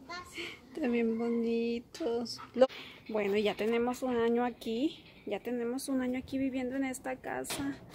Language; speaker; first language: Spanish; early bilingual, heritage; Spanish